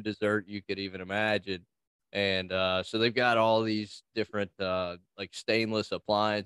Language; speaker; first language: English; native; English